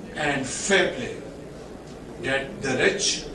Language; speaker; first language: English; non-native, local second language; Urdu